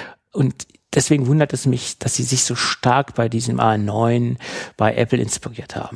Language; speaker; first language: German; native; German